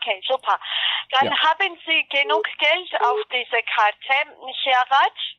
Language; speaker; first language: German; non-native, fluent; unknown